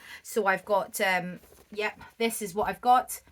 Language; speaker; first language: English; native; English